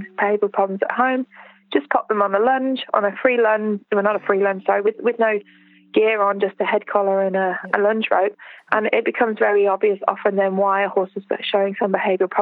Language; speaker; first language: English; native; English